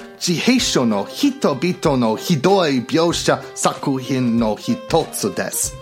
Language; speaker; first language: Japanese; non-native, learner; English